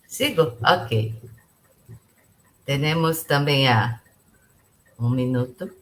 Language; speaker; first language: Spanish; non-native, local second language; Portuguese